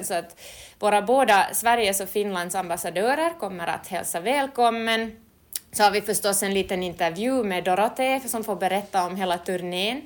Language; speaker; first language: Swedish; native; Swedish